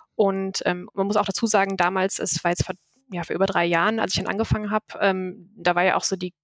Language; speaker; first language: German; native; German